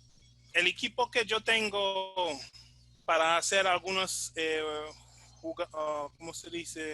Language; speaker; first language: Spanish; non-native, fluent; English